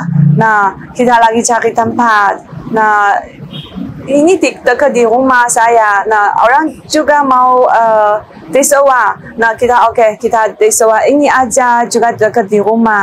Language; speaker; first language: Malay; non-native, learner; Chinese